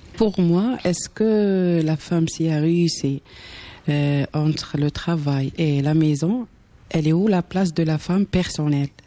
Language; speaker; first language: French; non-native, local second language; Arabic